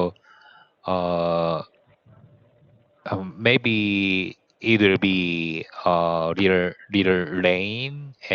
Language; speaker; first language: English; non-native, learner; Korean